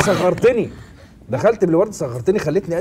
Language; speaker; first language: Arabic; native; Arabic